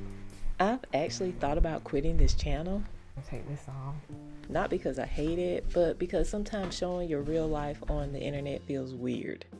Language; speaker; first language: English; native; English